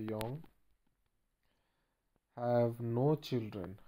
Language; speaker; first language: English; non-native, learner; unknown